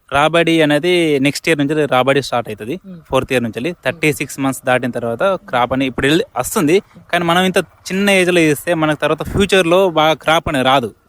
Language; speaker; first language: Telugu; native; Telugu